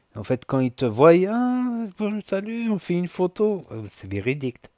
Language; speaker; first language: French; native; French